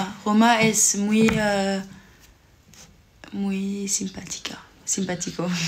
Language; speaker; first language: Spanish; non-native, learner; French